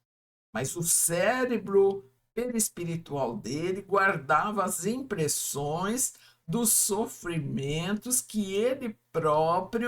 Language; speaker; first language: Portuguese; native; Portuguese